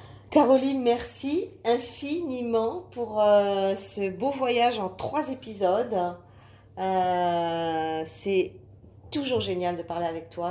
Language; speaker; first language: French; native; French